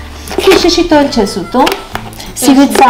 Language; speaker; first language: Russian; non-native, fluent; Armenian